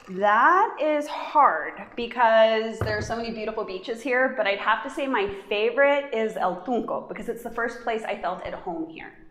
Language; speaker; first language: English; native; English